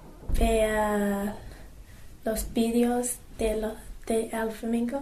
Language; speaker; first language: Spanish; non-native, learner; English